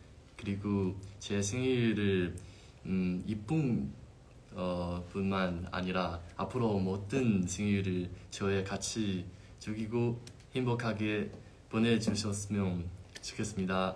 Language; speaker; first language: Korean; non-native, fluent; Chinese